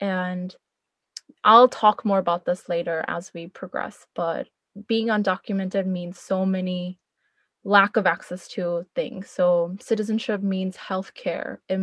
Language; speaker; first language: English; early bilingual, other home language; Korean